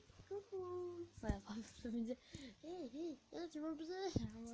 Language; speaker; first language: French; native; French